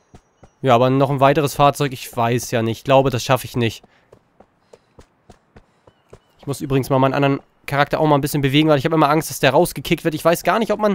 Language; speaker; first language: German; native; German